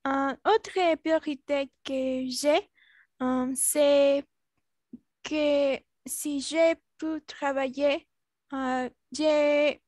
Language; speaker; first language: French; non-native, learner; Spanish